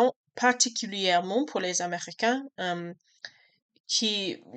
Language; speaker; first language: French; non-native, learner; English